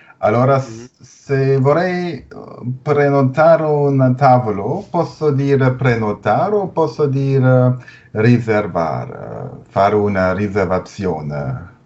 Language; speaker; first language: Italian; non-native, learner; German